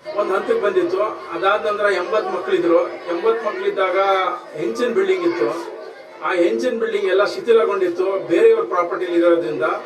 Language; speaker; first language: Kannada; non-native, local second language; Urdu